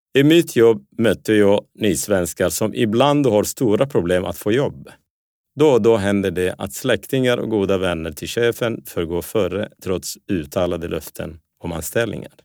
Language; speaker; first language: Swedish; early bilingual, other home language; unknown